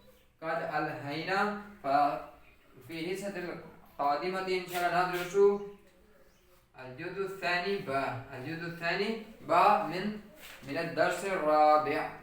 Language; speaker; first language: Arabic; non-native, fluent; Urdu